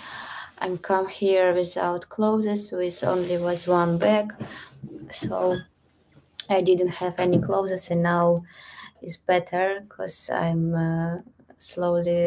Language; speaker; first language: English; non-native, learner; Russian